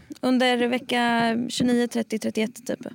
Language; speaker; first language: Swedish; native; Swedish